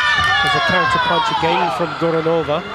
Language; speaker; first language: English; native; English